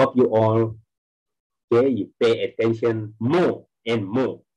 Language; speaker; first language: English; non-native, local second language; Malay